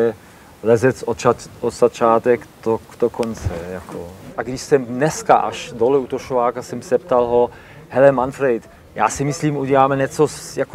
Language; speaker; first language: Czech; non-native, learner; German